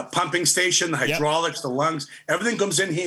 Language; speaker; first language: English; native; English